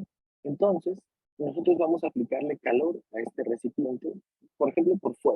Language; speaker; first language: Spanish; native; Spanish